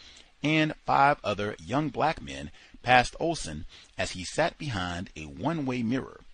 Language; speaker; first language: English; native; English